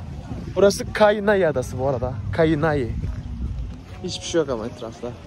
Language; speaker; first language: Turkish; native; Turkish